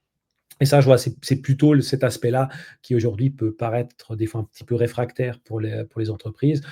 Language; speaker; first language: French; native; French